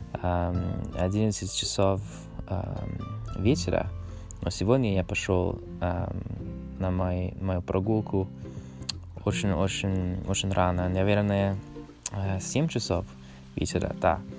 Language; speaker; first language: Russian; non-native, learner; English